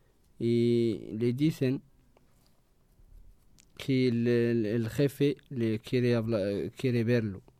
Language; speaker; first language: Spanish; non-native, learner; Arabic